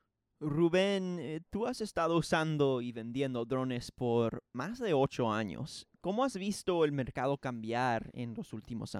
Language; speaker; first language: Spanish; non-native, fluent; English